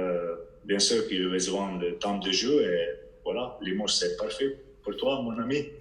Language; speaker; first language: French; non-native, fluent; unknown